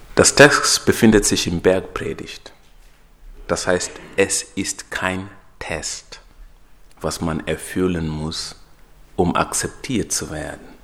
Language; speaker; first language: German; non-native, fluent; Swahili